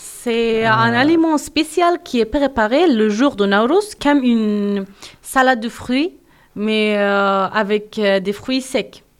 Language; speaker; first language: French; non-native, learner; Persian